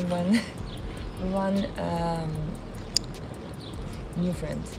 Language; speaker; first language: English; non-native, learner; Russian